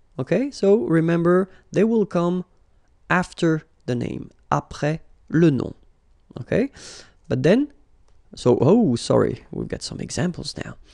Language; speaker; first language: English; non-native, fluent; French